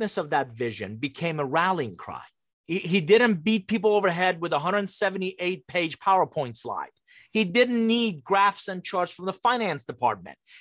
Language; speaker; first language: English; early bilingual, other home language; Persian